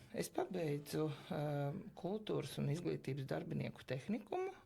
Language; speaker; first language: Latvian; early bilingual, other home language; Russian